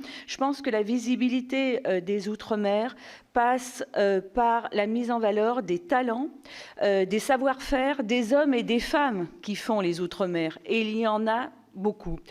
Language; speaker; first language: French; native; French